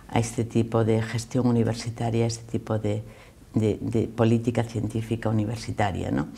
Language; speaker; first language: Spanish; native; Spanish